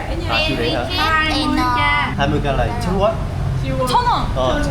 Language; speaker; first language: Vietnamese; non-native, fluent; Korean